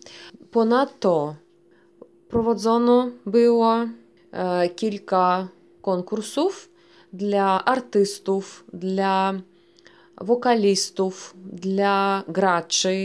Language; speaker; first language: Polish; early bilingual, heritage; Polish